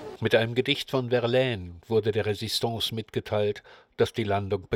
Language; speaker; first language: German; native; German